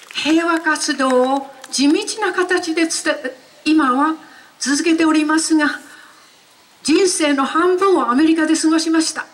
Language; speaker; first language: Japanese; native; Japanese